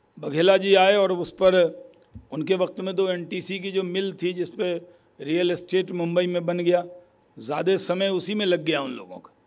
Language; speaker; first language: Hindi; native; Hindi